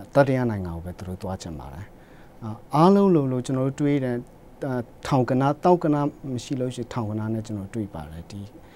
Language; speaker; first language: Burmese; non-native, local second language; Hakha Chin